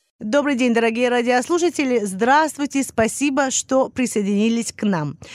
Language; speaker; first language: Russian; early bilingual, heritage; Russian